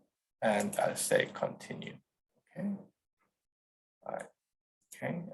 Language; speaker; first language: English; non-native, fluent; Korean